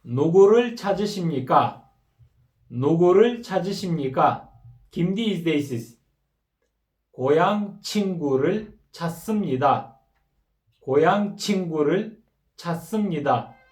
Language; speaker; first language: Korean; non-native, fluent; Kyrgyz